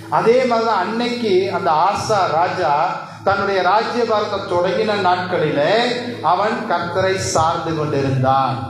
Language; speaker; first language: Tamil; non-native, local second language; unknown